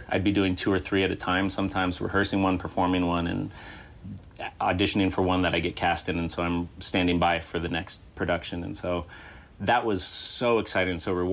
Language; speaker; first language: English; native; English